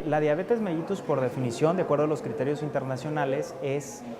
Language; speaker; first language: Spanish; native; Spanish